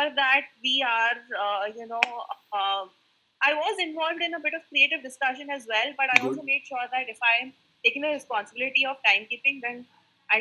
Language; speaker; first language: English; non-native, local second language; Hindi